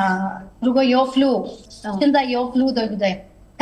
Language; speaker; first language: Chinese; non-native, learner; Telugu